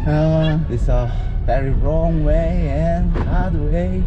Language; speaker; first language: English; non-native, learner; Korean